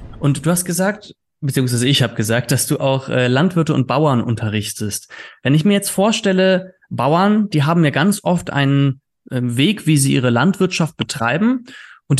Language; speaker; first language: German; native; German